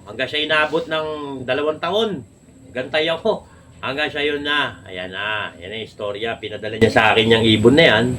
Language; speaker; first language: Filipino; non-native, local second language; Aklanon